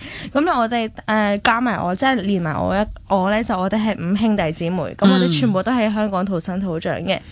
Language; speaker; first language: Cantonese; early bilingual, other home language; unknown